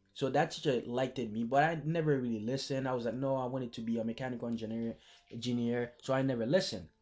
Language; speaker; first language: English; early bilingual, other home language; Haitian Creole